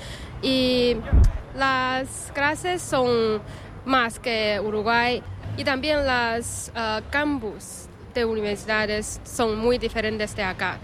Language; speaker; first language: Spanish; non-native, learner; Chinese